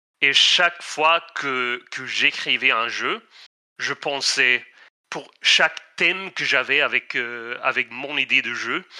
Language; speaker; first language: French; non-native, fluent; Swedish